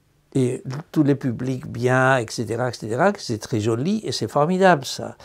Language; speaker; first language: French; non-native, fluent; Spanish